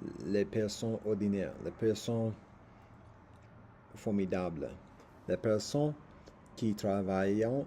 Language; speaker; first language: French; non-native, learner; English